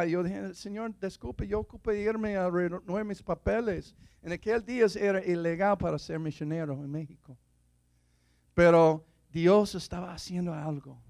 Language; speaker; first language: Spanish; non-native, fluent; English